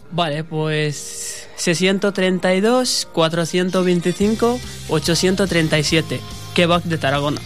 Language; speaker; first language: Spanish; non-native, learner; Urdu